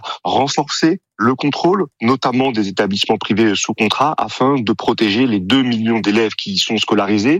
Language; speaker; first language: French; native; French